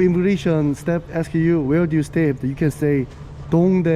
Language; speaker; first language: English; non-native, learner; Korean